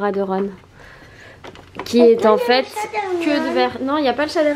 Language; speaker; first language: French; native; French